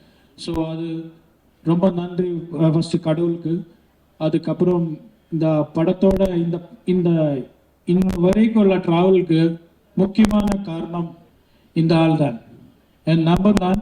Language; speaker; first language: Tamil; non-native, learner; Malayalam